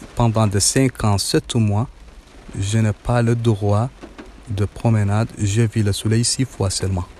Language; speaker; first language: French; non-native, learner; Arabic